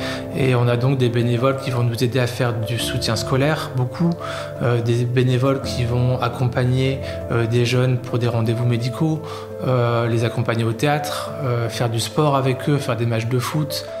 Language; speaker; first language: French; native; French